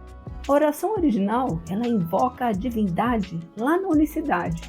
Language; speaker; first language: Portuguese; native; Portuguese